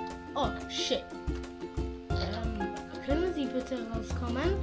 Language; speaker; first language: German; early bilingual, other home language; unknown